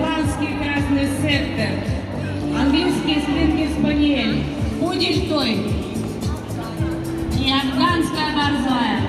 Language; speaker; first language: Russian; native; Russian